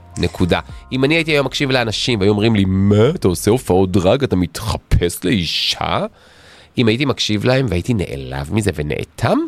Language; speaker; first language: Hebrew; native; Hebrew